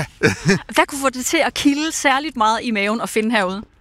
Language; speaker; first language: Danish; native; Danish